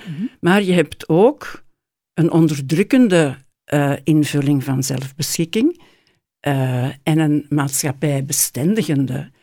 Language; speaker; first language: Dutch; native; Dutch